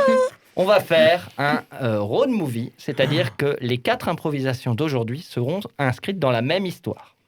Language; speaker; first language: French; native; French